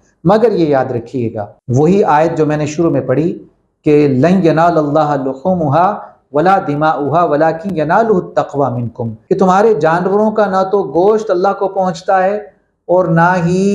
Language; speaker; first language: Urdu; native; Urdu